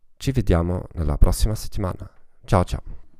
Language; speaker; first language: Italian; non-native, fluent; German